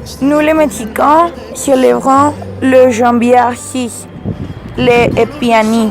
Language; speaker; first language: French; non-native, learner; Spanish